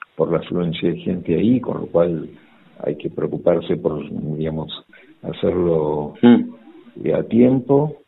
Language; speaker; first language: Spanish; native; Spanish